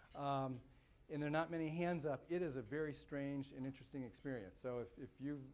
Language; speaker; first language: English; native; English